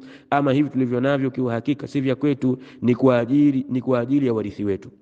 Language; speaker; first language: Swahili; native; Swahili